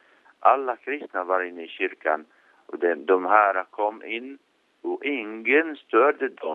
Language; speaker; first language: Swedish; non-native, fluent; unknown